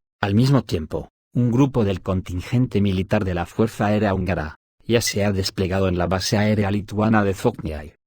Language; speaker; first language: Spanish; native; Spanish